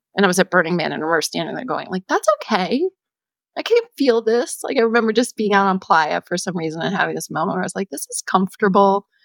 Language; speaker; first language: English; native; English